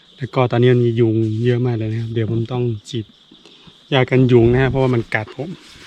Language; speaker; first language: Thai; non-native, local second language; S'gaw Karen